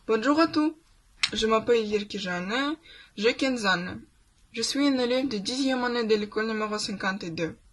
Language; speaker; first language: French; non-native, learner; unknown